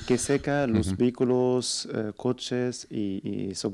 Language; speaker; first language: Spanish; non-native, learner; Arabic